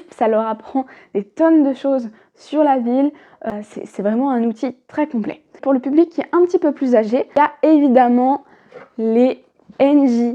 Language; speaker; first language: French; native; French